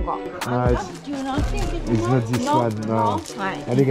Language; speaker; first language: English; non-native, learner; French